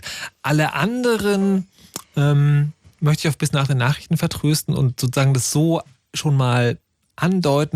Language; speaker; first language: German; native; German